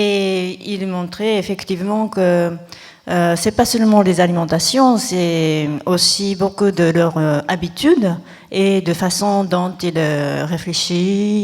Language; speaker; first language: French; non-native, fluent; Japanese